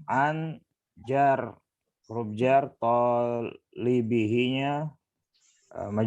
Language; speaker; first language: Arabic; non-native, learner; Indonesian